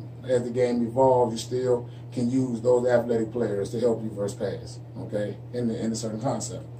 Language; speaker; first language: English; native; English